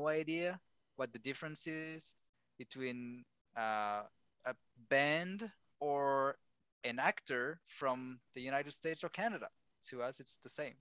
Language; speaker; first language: English; non-native, fluent; French